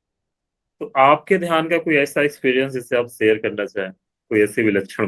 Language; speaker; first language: Hindi; native; Hindi